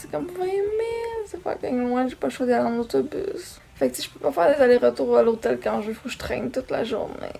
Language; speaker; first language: French; native; French